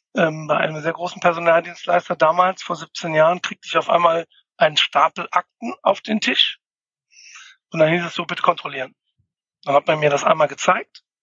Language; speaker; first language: German; native; German